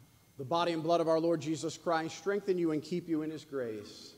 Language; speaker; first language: English; native; English